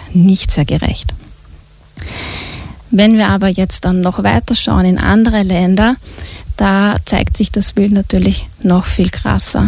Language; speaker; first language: German; native; German